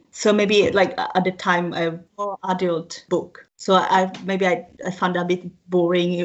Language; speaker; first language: English; non-native, fluent; Italian